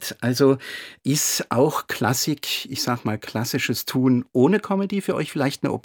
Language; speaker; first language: German; native; German